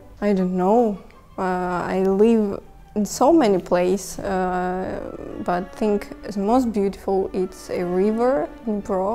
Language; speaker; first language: English; non-native, learner; Russian